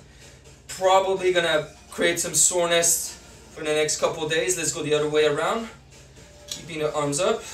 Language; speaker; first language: English; native; English